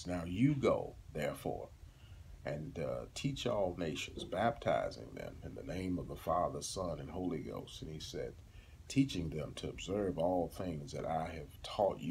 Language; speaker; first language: English; native; English